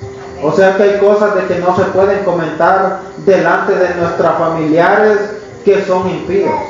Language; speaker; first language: Spanish; native; Spanish